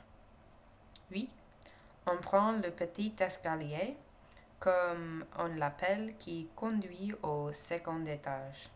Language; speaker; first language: French; non-native, learner; English